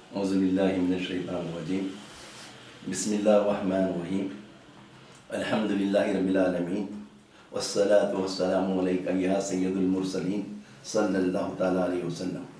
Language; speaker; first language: Urdu; native; Urdu